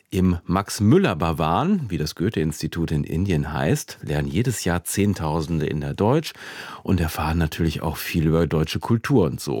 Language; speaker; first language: German; native; German